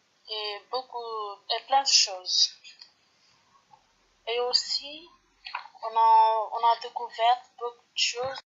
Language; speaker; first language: French; non-native, learner; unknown